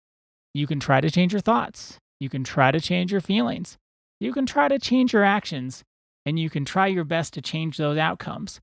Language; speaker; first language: English; native; English